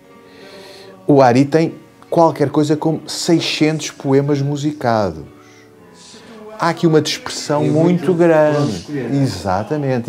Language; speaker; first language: Portuguese; native; Portuguese